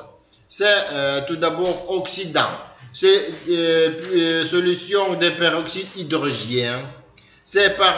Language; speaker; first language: French; non-native, learner; Ukrainian